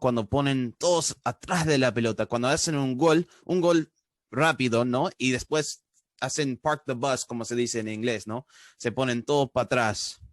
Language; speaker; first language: Spanish; early bilingual, heritage; Spanish